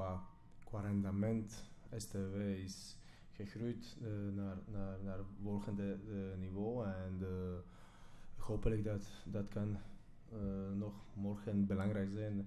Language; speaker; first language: Dutch; non-native, fluent; Croatian